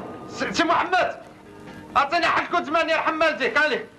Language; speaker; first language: Arabic; native; Arabic